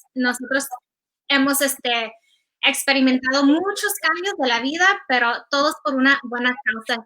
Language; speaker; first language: Spanish; early bilingual, heritage; Spanish